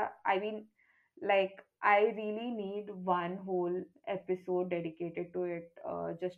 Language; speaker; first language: English; non-native, local second language; Kannada